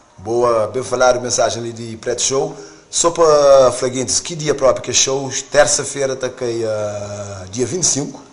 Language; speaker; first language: Portuguese; non-native, local second language; Kabuverdianu